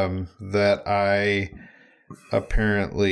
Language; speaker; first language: English; native; English